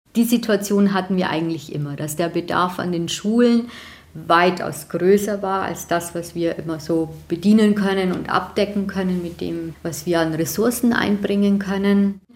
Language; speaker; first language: German; early bilingual, other home language; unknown